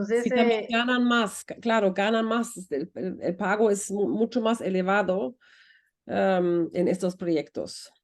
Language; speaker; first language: Spanish; non-native, fluent; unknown